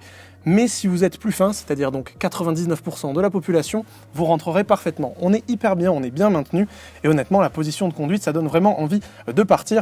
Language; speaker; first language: French; native; French